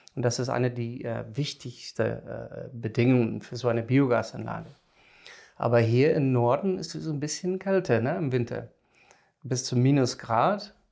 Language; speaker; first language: German; non-native, fluent; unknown